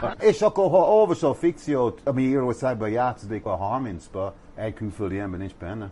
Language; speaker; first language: Hungarian; non-native, fluent; English